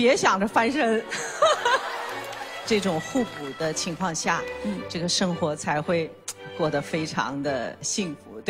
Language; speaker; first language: Chinese; native; Chinese